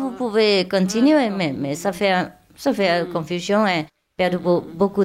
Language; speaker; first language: French; non-native, learner; Chinese